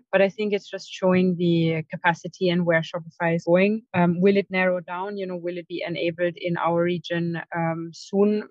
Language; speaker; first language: English; non-native, fluent; German